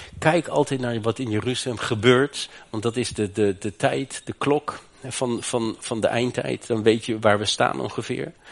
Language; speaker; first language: Dutch; non-native, fluent; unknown